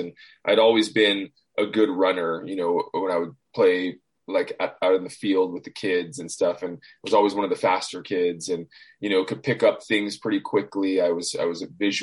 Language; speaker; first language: English; native; English